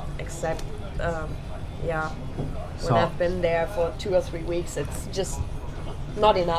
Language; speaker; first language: English; non-native, fluent; German